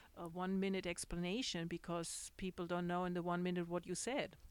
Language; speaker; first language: English; non-native, fluent; German